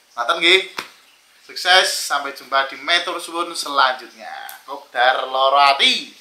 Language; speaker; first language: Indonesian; native; Indonesian